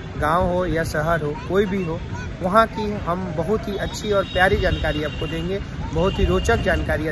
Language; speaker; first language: Hindi; native; Hindi